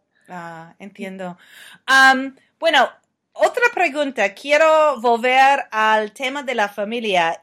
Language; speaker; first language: Spanish; non-native, fluent; English